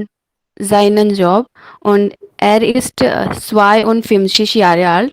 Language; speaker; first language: German; non-native, learner; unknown